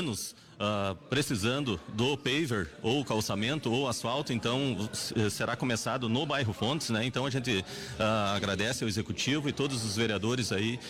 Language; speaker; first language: Portuguese; native; Portuguese